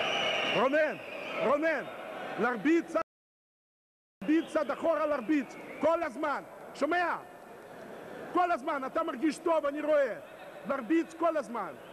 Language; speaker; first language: Hebrew; non-native, fluent; Russian